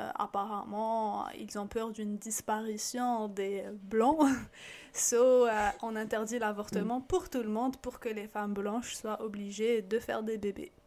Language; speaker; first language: French; non-native, local second language; Arabic